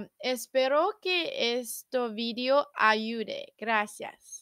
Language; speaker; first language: Spanish; non-native, learner; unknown